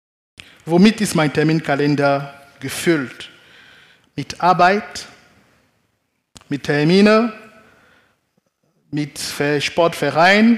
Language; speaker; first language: German; non-native, fluent; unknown